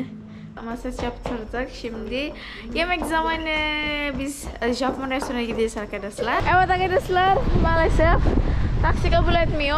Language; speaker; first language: Turkish; non-native, learner; Indonesian